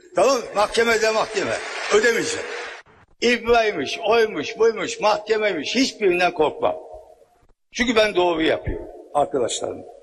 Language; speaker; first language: Turkish; native; Turkish